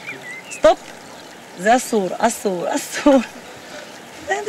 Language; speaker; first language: Hebrew; non-native, learner; Russian